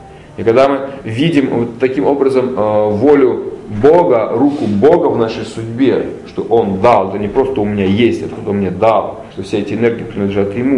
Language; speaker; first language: Russian; native; Russian